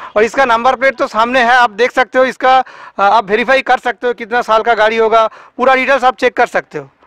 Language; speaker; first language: Hindi; non-native, local second language; Bangla